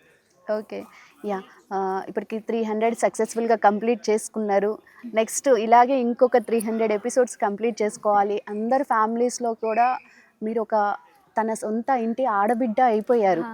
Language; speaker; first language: Telugu; native; Telugu